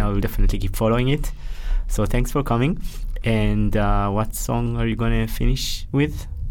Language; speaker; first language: English; non-native, fluent; Hebrew